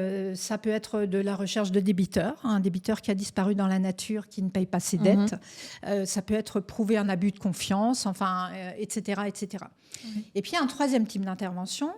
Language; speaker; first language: French; native; French